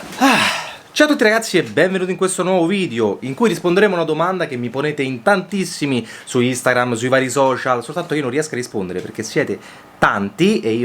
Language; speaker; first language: Italian; native; Italian